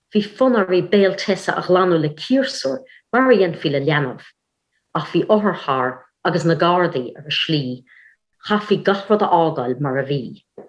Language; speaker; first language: Irish; native; Irish